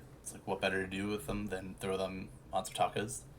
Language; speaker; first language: English; native; English